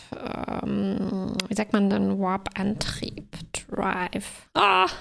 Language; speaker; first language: German; native; German